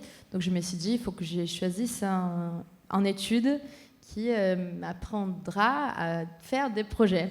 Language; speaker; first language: French; non-native, fluent; Portuguese